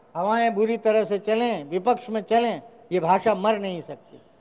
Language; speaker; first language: Hindi; non-native, local second language; Rajasthani